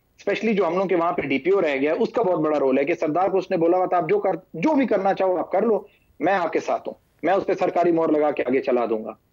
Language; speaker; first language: Urdu; non-native, local second language; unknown